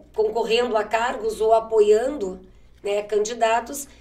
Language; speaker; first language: Portuguese; native; Portuguese